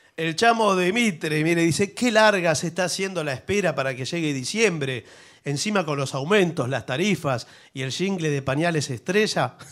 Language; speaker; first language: Spanish; native; Spanish